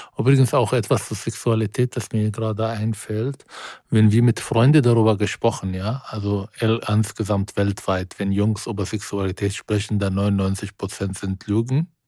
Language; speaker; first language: German; non-native, fluent; Arabic